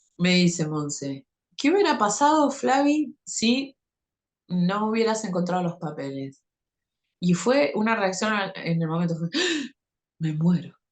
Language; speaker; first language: Spanish; native; Spanish